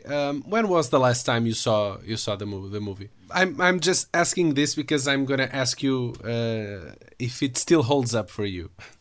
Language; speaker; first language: English; non-native, fluent; Portuguese